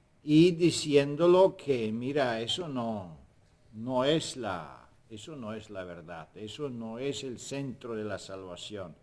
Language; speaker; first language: Spanish; non-native, fluent; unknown